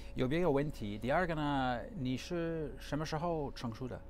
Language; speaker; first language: Chinese; non-native, learner; English